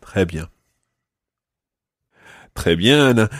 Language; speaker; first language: French; non-native, fluent; English